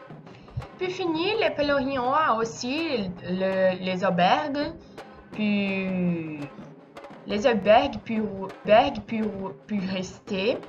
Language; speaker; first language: French; non-native, learner; Portuguese